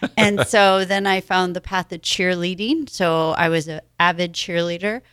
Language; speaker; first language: English; native; English